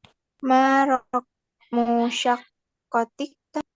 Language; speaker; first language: Arabic; non-native, learner; Indonesian